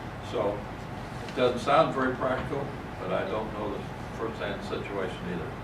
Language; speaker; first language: English; native; English